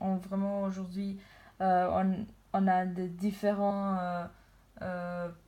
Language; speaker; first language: French; non-native, learner; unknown